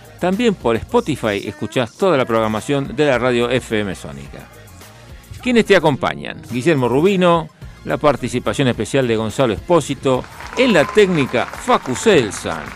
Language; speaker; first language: Spanish; native; Spanish